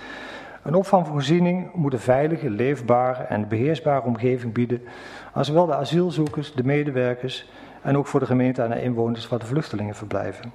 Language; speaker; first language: Dutch; native; Dutch